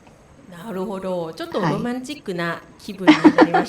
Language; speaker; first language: Japanese; non-native, learner; Thai